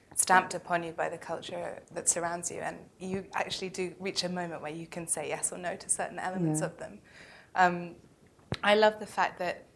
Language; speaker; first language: English; early bilingual, other home language; Russian